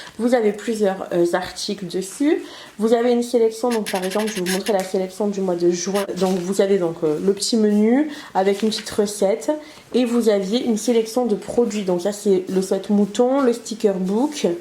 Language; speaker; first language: French; native; French